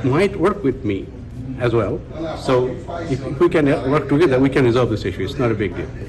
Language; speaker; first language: English; non-native, local second language; Bangla